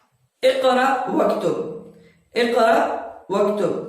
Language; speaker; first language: Arabic; non-native, fluent; Urdu